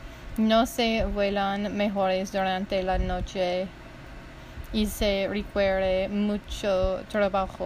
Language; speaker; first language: Spanish; non-native, learner; English